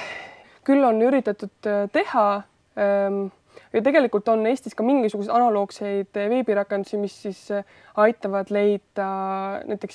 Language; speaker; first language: Estonian; native; Estonian